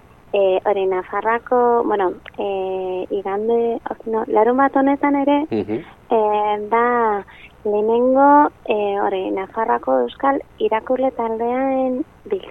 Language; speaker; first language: Basque; non-native, local second language; Spanish